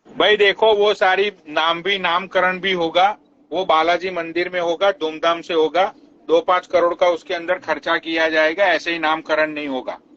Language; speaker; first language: Hindi; native; Hindi